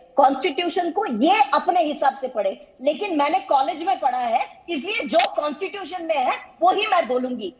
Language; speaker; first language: Hindi; non-native, local second language; Kannada